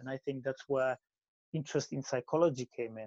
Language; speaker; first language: English; non-native, fluent; Polish